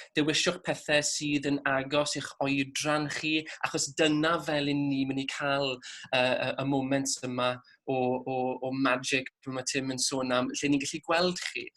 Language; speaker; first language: Welsh; native; Welsh